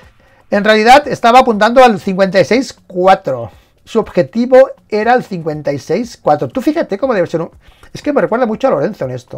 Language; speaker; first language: Spanish; native; Spanish